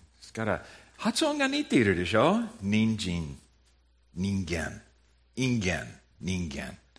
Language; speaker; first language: Japanese; non-native, fluent; English